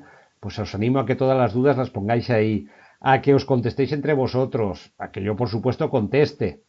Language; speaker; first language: Spanish; native; Spanish